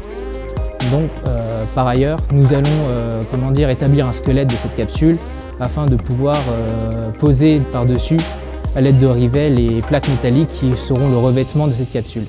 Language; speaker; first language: French; native; French